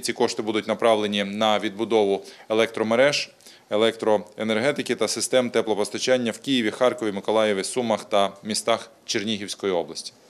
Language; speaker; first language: Ukrainian; native; Ukrainian